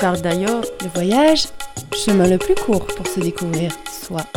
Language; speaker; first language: French; non-native, learner; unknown